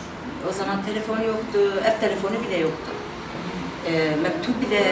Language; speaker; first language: Turkish; non-native, fluent; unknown